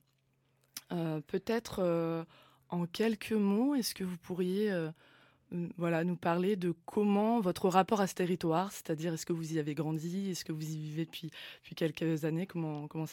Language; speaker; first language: French; native; French